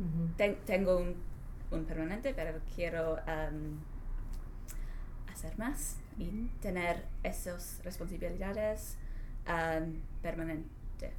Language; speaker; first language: Spanish; non-native, learner; English